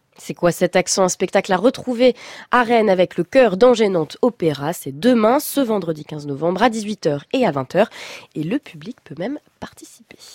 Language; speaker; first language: French; native; French